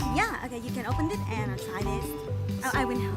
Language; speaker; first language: English; non-native, learner; Vietnamese